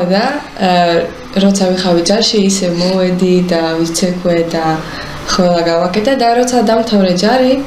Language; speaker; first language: Georgian; early bilingual, heritage; Hebrew